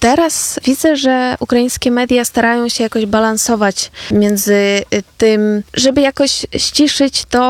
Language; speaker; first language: Polish; non-native, fluent; Ukrainian